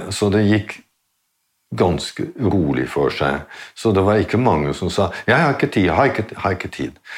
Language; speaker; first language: Norwegian; non-native, fluent; Dutch